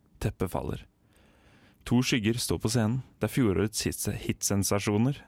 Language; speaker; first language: Norwegian; native; Norwegian